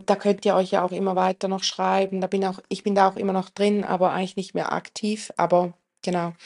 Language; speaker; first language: German; native; German